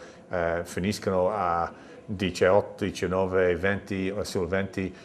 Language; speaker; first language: Italian; non-native, learner; English